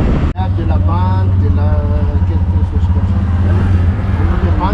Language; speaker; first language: French; non-native, local second language; Malagasy